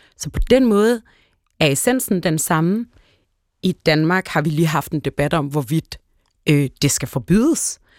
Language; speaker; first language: Danish; early bilingual, other home language; Arabic